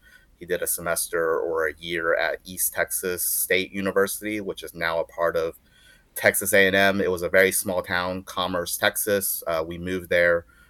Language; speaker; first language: English; early bilingual, other home language; Chinese